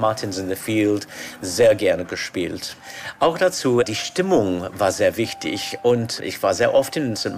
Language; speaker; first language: German; non-native, fluent; English